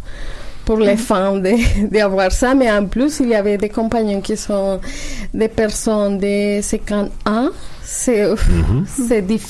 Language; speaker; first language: French; non-native, learner; Spanish